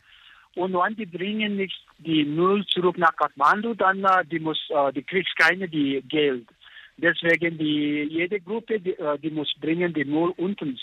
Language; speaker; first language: German; non-native, learner; Nepali